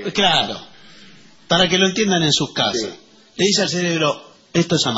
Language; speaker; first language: Spanish; native; Spanish